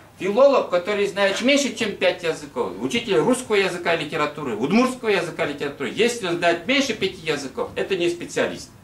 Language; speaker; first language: Russian; non-native, local second language; Udmurt